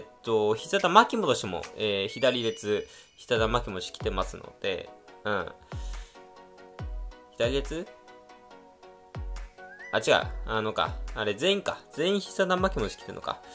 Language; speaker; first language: Japanese; native; Japanese